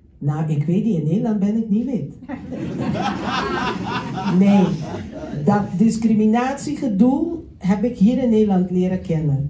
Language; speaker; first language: Dutch; non-native, local second language; Papiamento